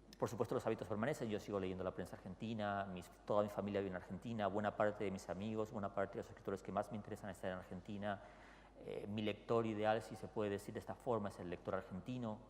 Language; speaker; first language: Spanish; native; Spanish